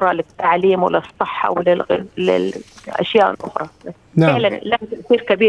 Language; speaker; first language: Arabic; native; Arabic